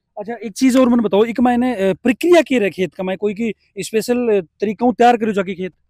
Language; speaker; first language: Hindi; native; Hindi